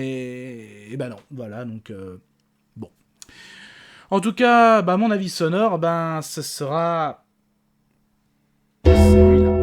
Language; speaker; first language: French; native; French